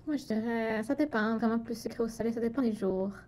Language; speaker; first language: French; native; French